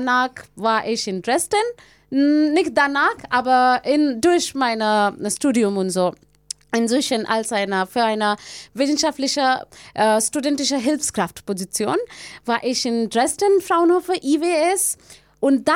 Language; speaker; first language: German; non-native, fluent; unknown